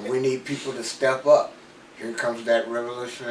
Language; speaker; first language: English; native; English